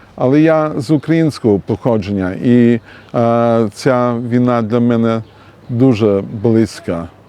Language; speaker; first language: Ukrainian; early bilingual, heritage; Ukrainian